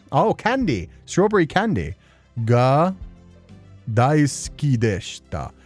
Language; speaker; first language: Japanese; non-native, learner; English